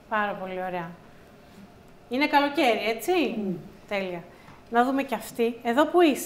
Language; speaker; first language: Greek; native; Greek